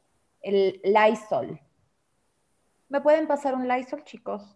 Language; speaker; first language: Spanish; native; Spanish